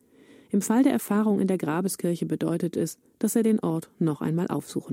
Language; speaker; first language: German; native; German